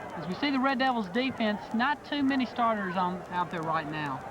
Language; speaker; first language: English; native; English